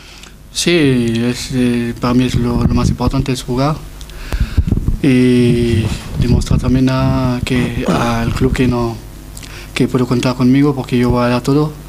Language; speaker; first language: Spanish; non-native, fluent; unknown